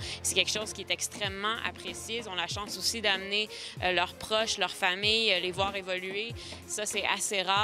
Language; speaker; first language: French; native; French